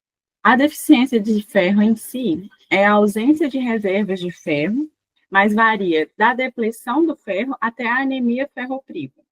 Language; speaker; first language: Portuguese; native; Portuguese